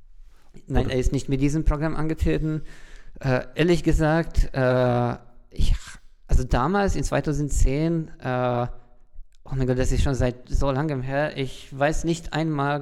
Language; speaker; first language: German; non-native, fluent; Hungarian